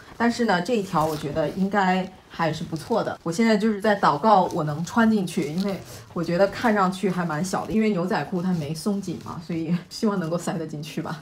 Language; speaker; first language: Chinese; native; Chinese